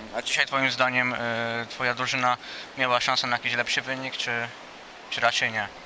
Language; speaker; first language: Polish; native; Polish